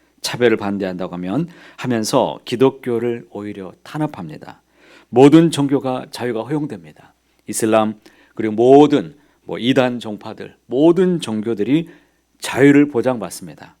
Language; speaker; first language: Korean; native; Korean